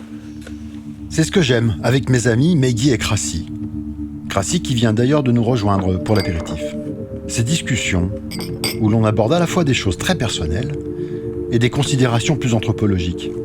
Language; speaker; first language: French; native; French